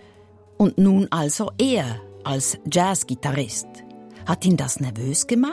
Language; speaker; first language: German; native; German